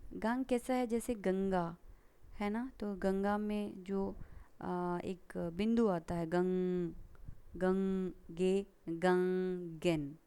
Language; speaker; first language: Hindi; native; Hindi